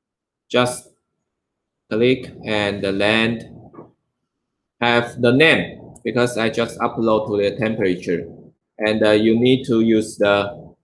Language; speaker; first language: English; non-native, learner; Chinese